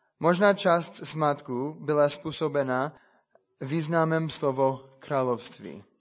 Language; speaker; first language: Czech; non-native, fluent; English